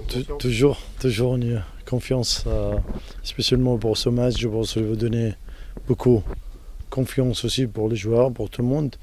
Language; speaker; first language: French; non-native, local second language; Arabic